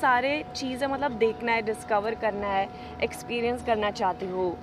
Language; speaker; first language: Hindi; non-native, learner; Swedish